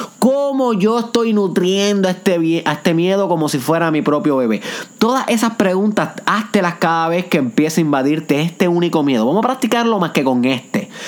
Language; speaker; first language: Spanish; native; Spanish